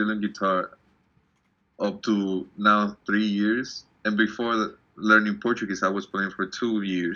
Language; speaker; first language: English; non-native, fluent; Spanish